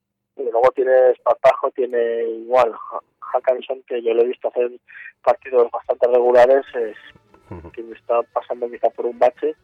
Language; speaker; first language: Spanish; native; Spanish